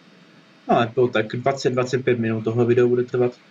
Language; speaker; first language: Czech; native; Czech